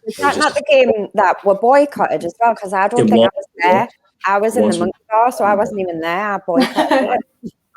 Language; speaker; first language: English; native; English